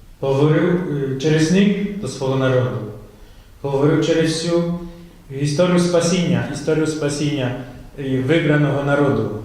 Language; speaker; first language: Ukrainian; non-native, fluent; Polish